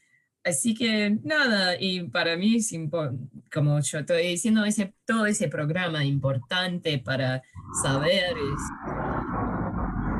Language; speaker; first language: Spanish; early bilingual, heritage; Spanish